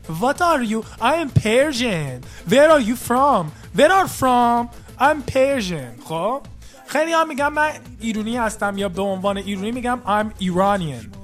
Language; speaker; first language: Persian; early bilingual, heritage; Persian